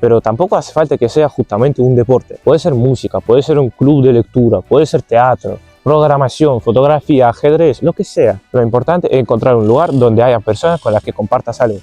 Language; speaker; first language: Spanish; non-native, fluent; Ukrainian